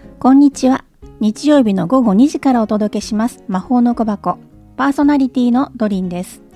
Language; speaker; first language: Japanese; native; Japanese